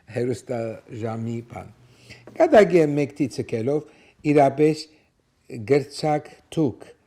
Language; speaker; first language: Armenian; early bilingual, heritage; Armenian